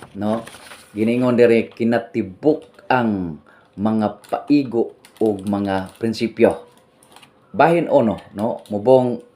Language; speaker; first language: Cebuano; non-native, local second language; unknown